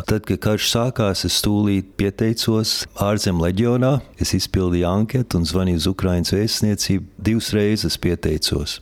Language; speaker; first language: Latvian; early bilingual, heritage; Latvian